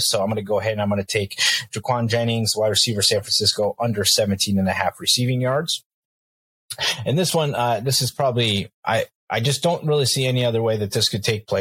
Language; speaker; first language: English; native; English